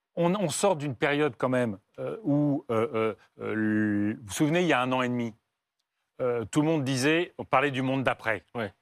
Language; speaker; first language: French; native; French